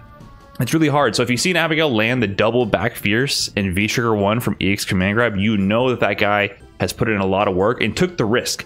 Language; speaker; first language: English; native; English